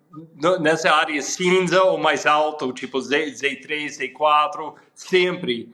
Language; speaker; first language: Portuguese; non-native, fluent; English